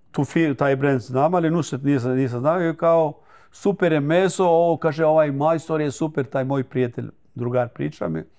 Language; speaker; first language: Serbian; early bilingual, heritage; Croatian